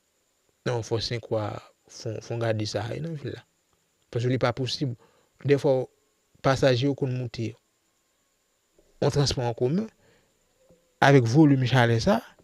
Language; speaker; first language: French; non-native, local second language; Haitian Creole